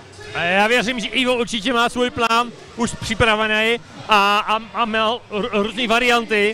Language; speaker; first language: Czech; early bilingual, heritage; Czech